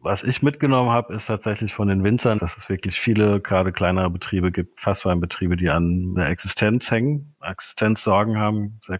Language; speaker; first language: German; native; German